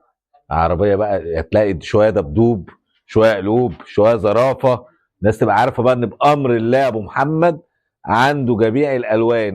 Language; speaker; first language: Arabic; native; Arabic